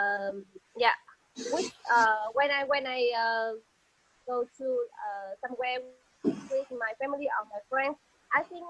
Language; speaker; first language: English; non-native, learner; Vietnamese